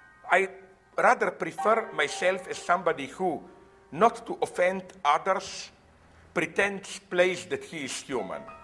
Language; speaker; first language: English; non-native, fluent; Slovenian